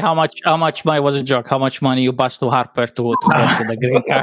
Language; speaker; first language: English; non-native, fluent; Italian